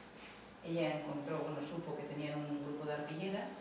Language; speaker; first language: Spanish; native; Spanish